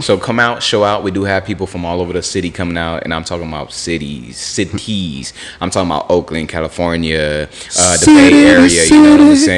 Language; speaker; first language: English; native; English